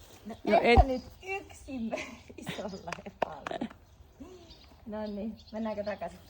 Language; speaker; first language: Finnish; native; Finnish